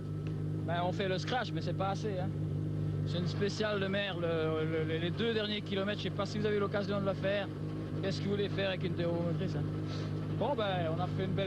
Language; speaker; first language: French; native; French